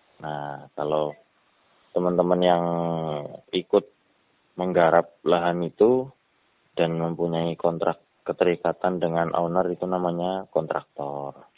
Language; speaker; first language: Indonesian; native; Indonesian